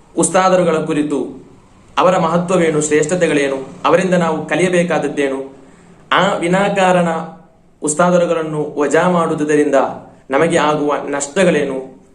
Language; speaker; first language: Kannada; non-native, local second language; Malayalam